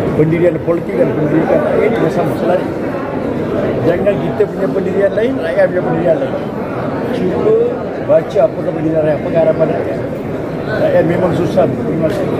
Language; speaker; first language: Malay; non-native, local second language; Tamil